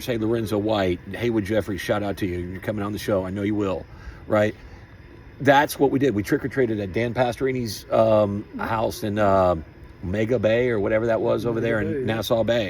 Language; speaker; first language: English; native; English